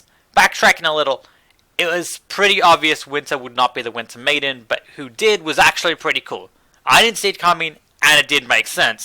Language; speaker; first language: English; native; English